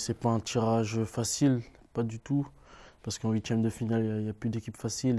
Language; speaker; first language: French; native; French